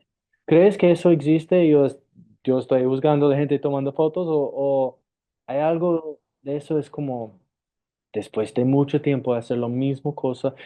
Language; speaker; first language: Spanish; non-native, fluent; English